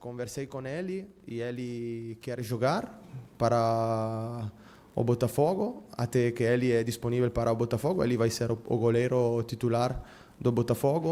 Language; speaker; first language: Portuguese; non-native, fluent; Spanish